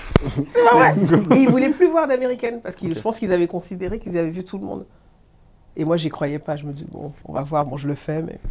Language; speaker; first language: French; early bilingual, other home language; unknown